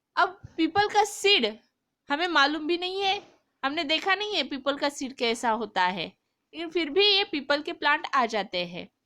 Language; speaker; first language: Hindi; non-native, local second language; Marathi